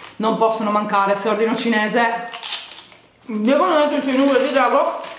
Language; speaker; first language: Italian; native; Italian